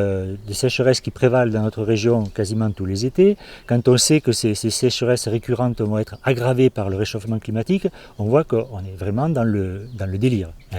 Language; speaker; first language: French; native; French